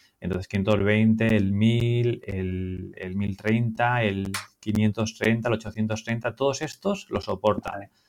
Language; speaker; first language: Spanish; native; Spanish